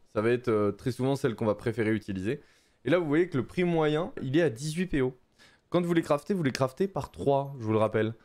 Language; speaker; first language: French; native; French